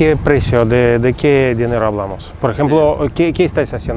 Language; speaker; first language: Spanish; non-native, fluent; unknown